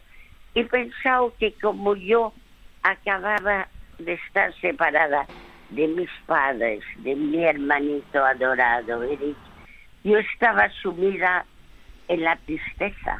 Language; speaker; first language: Spanish; early bilingual, other home language; French